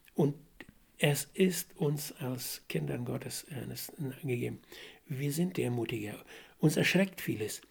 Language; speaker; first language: German; non-native, fluent; Russian